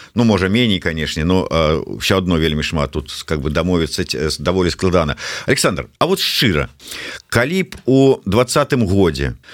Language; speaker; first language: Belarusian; non-native, local second language; Russian